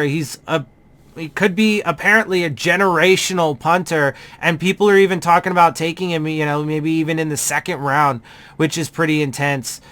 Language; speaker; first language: English; native; English